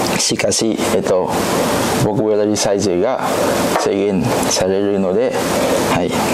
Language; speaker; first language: Japanese; non-native, learner; Vietnamese